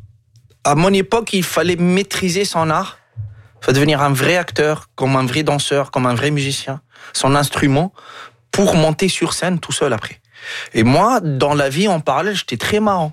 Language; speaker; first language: French; non-native, local second language; Arabic